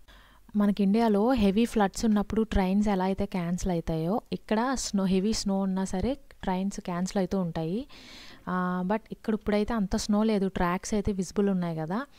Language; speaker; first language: Telugu; native; Telugu